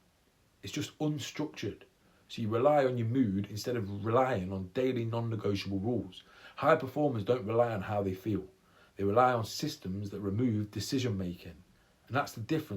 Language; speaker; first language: English; native; English